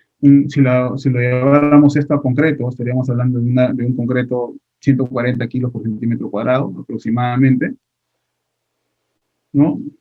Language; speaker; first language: Spanish; native; Spanish